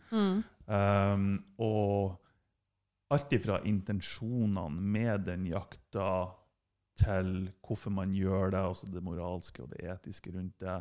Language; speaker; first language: Norwegian; non-native, fluent; German